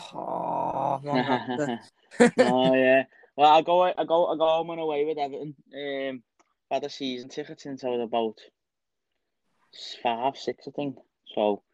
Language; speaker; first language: English; native; English